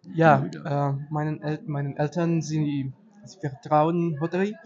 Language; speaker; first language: German; non-native, learner; Portuguese